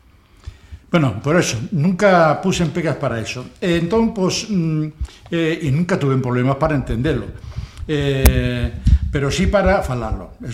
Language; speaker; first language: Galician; non-native, local second language; Spanish